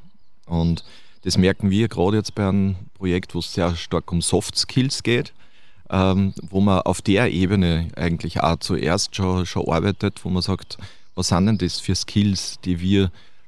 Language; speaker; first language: German; native; German